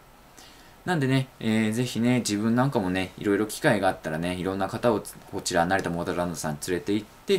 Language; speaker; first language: Japanese; native; Japanese